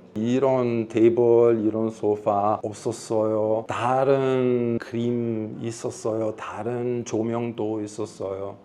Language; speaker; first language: Korean; non-native, learner; Italian